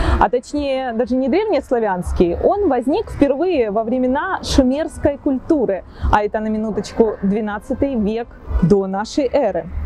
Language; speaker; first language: Russian; native; Russian